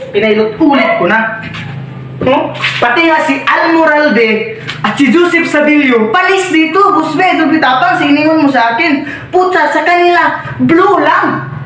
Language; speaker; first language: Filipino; non-native, local second language; Cebuano